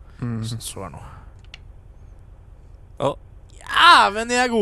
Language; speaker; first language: Norwegian; native; Norwegian